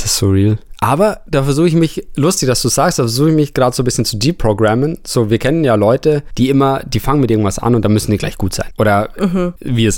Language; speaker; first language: German; native; German